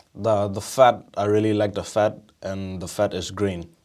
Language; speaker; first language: English; native; English